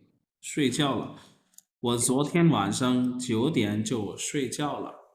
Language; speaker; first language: Chinese; non-native, fluent; Urdu